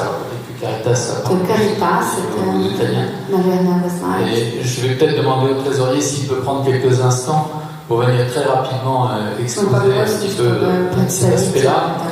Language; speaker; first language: French; native; French